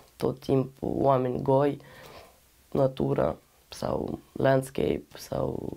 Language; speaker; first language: Romanian; non-native, fluent; Russian